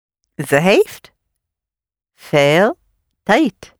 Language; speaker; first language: Dutch; non-native, learner; English